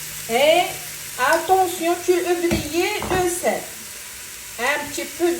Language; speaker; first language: French; non-native, local second language; Arabic